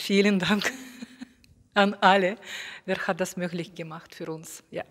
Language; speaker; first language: German; non-native, fluent; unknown